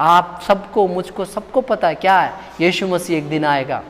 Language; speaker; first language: Hindi; non-native, local second language; Telugu